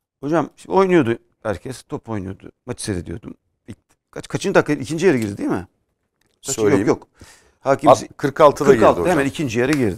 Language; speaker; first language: Turkish; native; Turkish